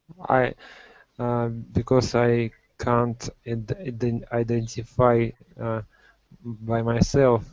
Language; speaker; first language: English; non-native, learner; Russian